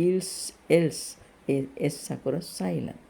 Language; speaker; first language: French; non-native, learner; Sinhala